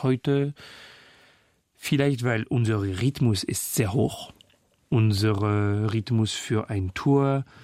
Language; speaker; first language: German; non-native, fluent; French